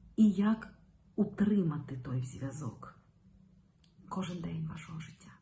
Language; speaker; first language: Ukrainian; non-native, local second language; Russian